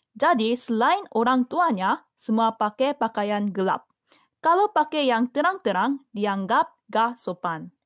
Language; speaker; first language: Indonesian; non-native, fluent; Korean